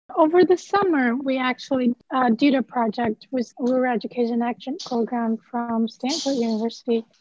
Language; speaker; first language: English; non-native, fluent; Chinese